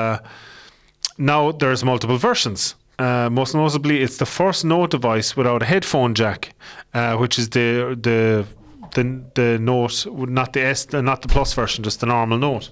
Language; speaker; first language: English; native; English